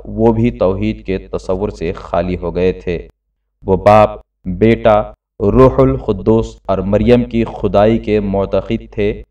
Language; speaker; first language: Urdu; native; Urdu